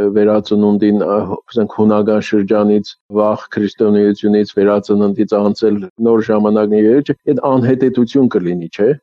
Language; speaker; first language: Armenian; early bilingual, heritage; Armenian